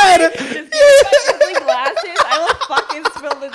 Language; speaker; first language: English; native; English